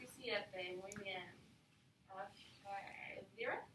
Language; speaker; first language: Spanish; non-native, fluent; English